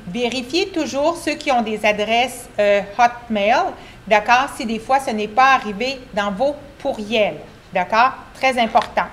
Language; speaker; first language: French; native; French